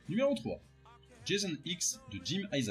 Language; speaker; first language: French; native; French